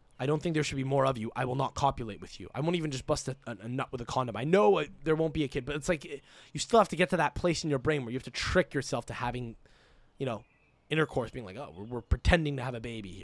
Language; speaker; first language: English; early bilingual, other home language; Italian